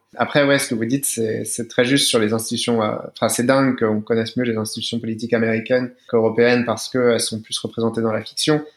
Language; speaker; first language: French; native; French